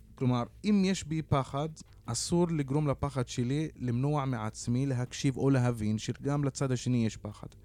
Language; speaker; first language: Hebrew; non-native, local second language; Arabic